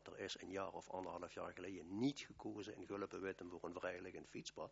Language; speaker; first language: Dutch; native; Dutch